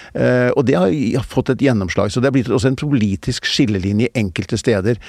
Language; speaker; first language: Norwegian; native; Norwegian